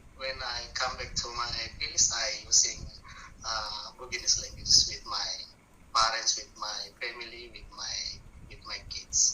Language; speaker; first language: English; non-native, learner; Indonesian